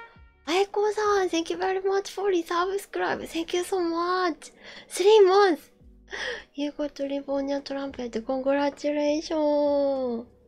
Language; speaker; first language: English; non-native, learner; Japanese